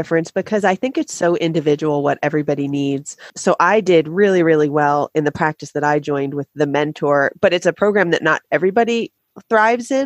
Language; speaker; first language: English; native; English